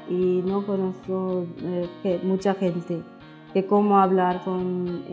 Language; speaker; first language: Spanish; non-native, learner; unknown